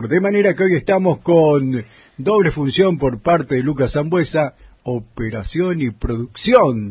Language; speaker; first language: Spanish; native; Spanish